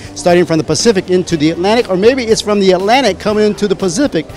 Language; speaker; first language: English; early bilingual, other home language; Spanish